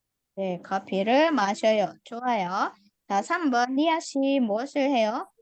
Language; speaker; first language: Korean; non-native, fluent; Indonesian